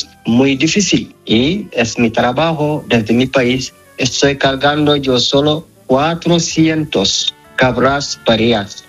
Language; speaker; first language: Spanish; non-native, learner; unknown